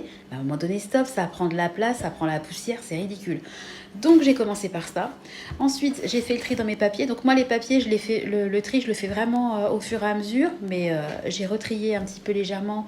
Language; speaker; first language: French; native; French